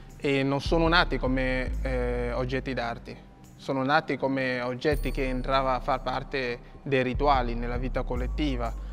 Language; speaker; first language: Italian; non-native, fluent; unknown